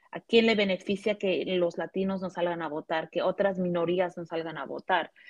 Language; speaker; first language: Spanish; early bilingual, heritage; Spanish